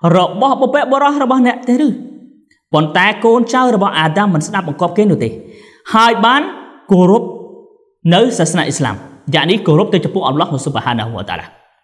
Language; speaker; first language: Khmer; non-native, local second language; Eastern Cham